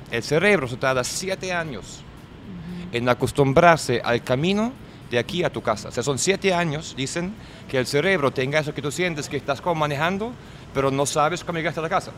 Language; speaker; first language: Spanish; non-native, fluent; German